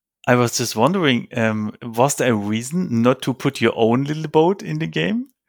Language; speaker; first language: English; non-native, fluent; German